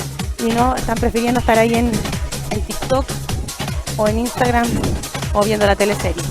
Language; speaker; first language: Spanish; native; Spanish